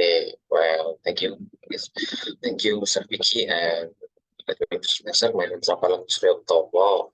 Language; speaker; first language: English; non-native, learner; Indonesian